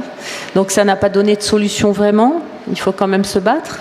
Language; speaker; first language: French; native; French